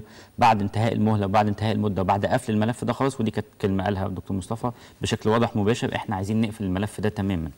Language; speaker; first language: Arabic; native; Arabic